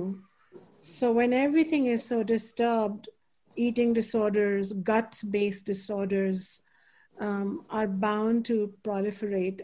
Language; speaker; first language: English; non-native, local second language; Hindi